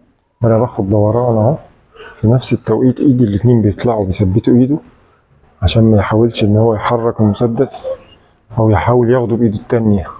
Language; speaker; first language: Arabic; native; Arabic